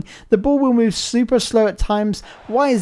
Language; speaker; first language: English; native; English